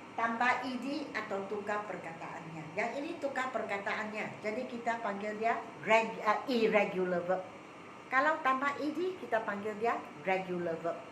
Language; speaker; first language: Malay; non-native, local second language; Chinese